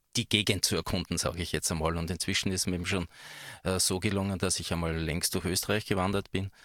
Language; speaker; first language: German; native; German